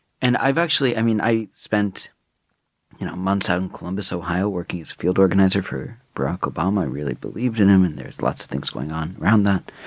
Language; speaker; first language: English; native; English